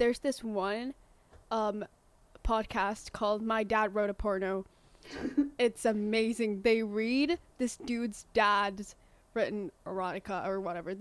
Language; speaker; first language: English; non-native, fluent; Finnish